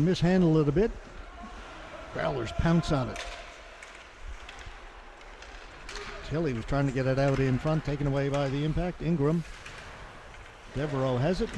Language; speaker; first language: English; native; English